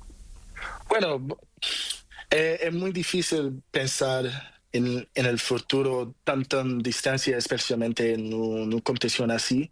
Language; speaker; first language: Spanish; non-native, learner; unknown